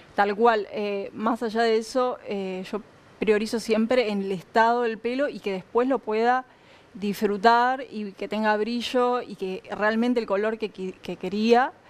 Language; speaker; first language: Spanish; native; Spanish